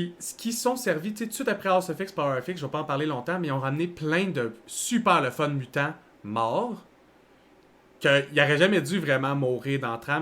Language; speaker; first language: French; native; French